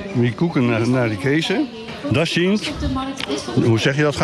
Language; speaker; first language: German; non-native, learner; Dutch